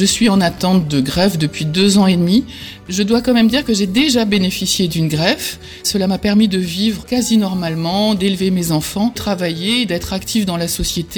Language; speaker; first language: French; native; French